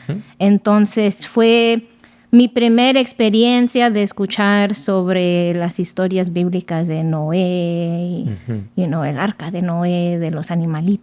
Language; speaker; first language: Spanish; early bilingual, other home language; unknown